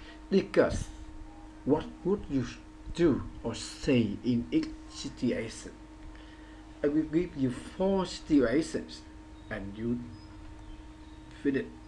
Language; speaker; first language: English; non-native, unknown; Vietnamese